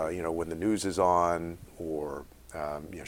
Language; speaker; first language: English; native; English